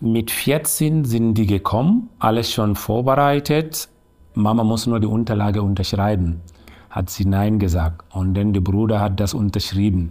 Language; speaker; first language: German; non-native, learner; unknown